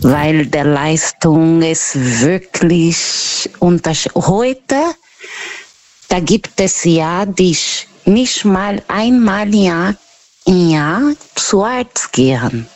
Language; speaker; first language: German; non-native, learner; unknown